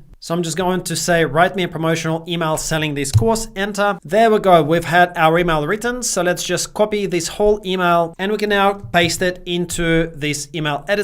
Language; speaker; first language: English; native; English